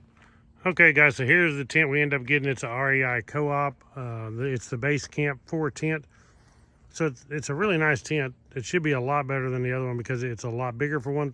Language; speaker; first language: English; native; English